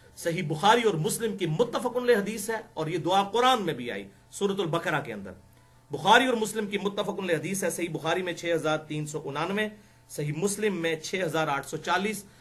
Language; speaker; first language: Urdu; non-native, local second language; Punjabi